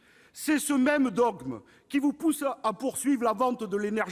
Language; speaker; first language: French; native; French